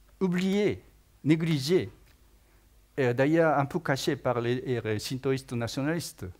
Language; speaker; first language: French; non-native, fluent; Japanese